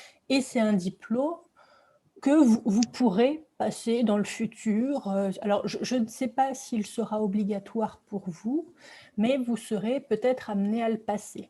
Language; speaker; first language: French; native; French